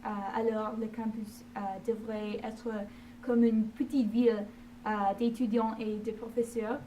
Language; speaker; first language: French; non-native, learner; English